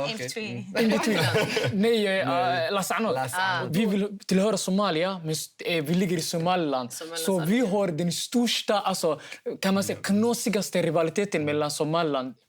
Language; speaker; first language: Swedish; early bilingual, other home language; Somali